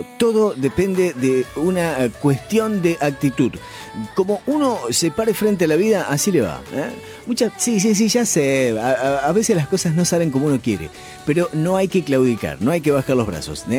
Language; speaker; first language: Spanish; native; Spanish